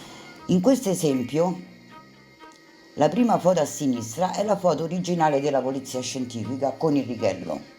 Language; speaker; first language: Italian; native; Italian